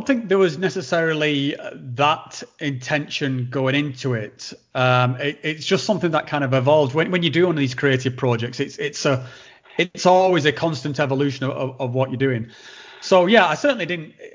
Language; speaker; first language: English; native; English